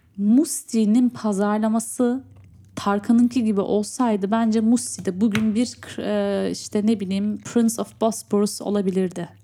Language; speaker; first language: Turkish; native; Turkish